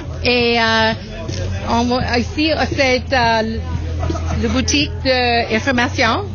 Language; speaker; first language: French; non-native, local second language; English